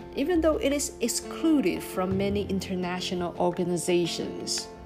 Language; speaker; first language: English; non-native, fluent; Chinese